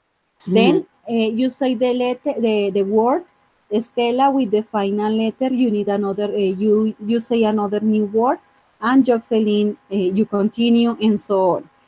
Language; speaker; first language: English; non-native, fluent; Spanish